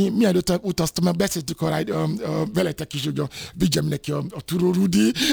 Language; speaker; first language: Hungarian; non-native, fluent; Yoruba